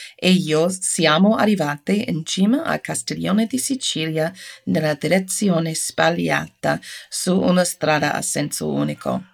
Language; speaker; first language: Italian; non-native, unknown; English